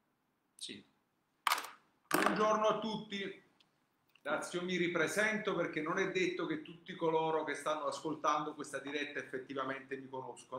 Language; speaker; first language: Italian; native; Italian